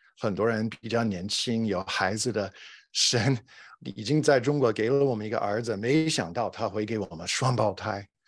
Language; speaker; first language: Chinese; non-native, fluent; English